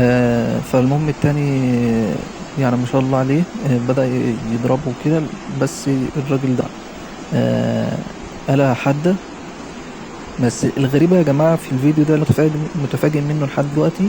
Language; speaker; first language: Arabic; native; Arabic